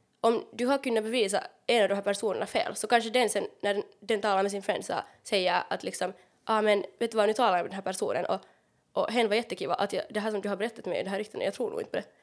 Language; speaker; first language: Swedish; native; Swedish